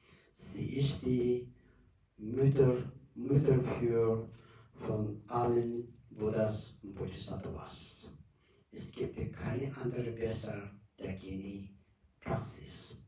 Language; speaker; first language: German; non-native, learner; Tibetan